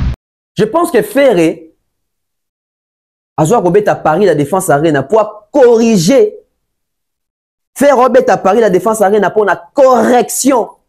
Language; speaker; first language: French; non-native, local second language; Lingala